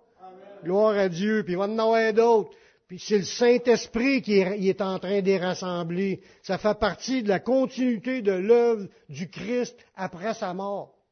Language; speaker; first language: French; native; French